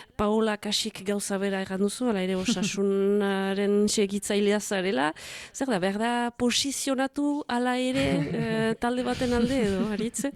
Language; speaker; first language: Basque; native; Basque